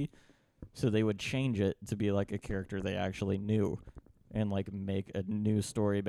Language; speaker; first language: English; native; English